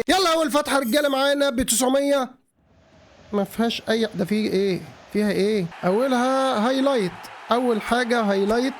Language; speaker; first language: Arabic; native; Arabic